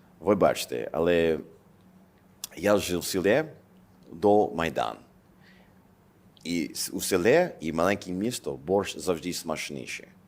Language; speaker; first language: Ukrainian; non-native, learner; English